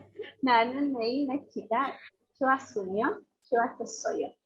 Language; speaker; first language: Korean; non-native, learner; Spanish